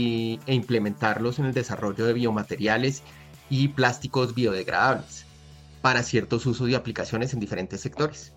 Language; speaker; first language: Spanish; native; Spanish